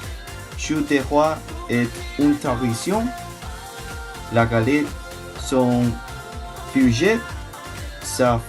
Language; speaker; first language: French; non-native, learner; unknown